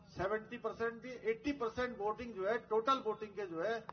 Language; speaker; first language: Hindi; native; Hindi